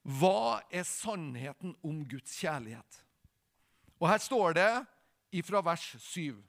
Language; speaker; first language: Norwegian; native; Norwegian